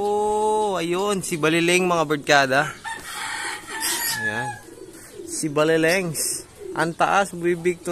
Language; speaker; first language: Filipino; native; Filipino